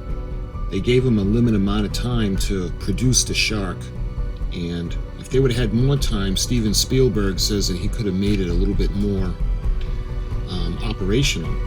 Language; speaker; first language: English; native; English